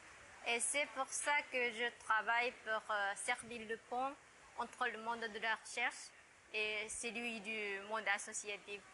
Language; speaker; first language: French; non-native, fluent; Japanese